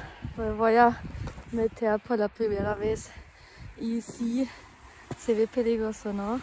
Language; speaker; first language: Spanish; non-native, fluent; German